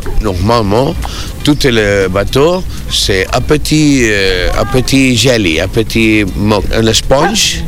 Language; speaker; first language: French; non-native, learner; Spanish